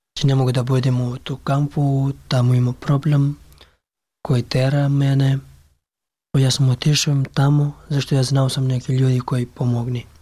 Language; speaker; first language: Serbian; non-native, learner; Pashto